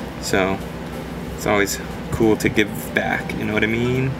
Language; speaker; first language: English; native; English